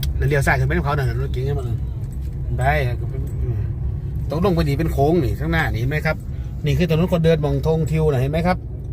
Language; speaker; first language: Thai; native; Thai